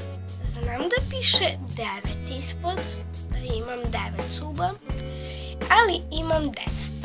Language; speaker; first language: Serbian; early bilingual, heritage; Serbian